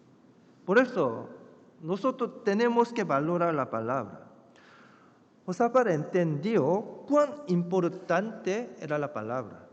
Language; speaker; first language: Spanish; non-native, fluent; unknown